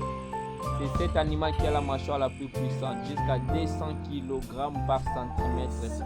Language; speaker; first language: French; native; French